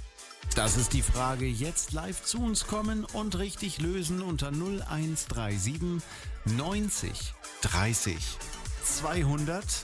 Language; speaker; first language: German; native; German